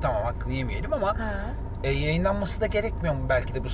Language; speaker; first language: Turkish; native; Turkish